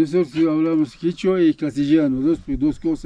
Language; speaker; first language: Spanish; non-native, local second language; Quechua